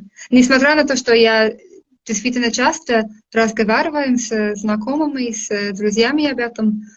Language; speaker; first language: Russian; non-native, fluent; English